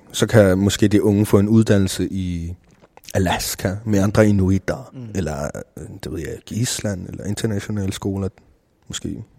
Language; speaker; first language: Danish; non-native, local second language; Kalaallisut